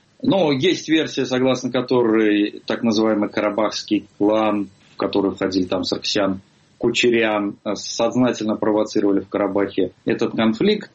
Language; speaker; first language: Russian; native; Russian